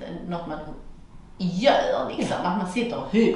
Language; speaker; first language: Swedish; native; Swedish